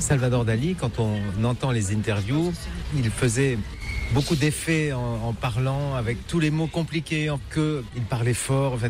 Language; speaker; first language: French; native; French